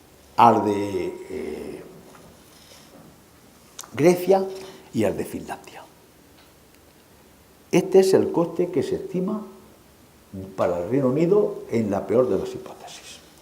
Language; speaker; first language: Spanish; native; Spanish